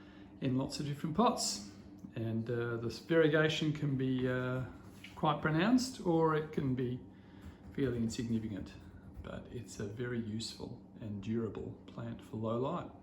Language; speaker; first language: English; native; English